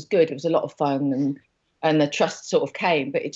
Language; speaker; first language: English; native; English